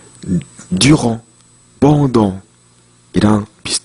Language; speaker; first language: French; non-native, fluent; Korean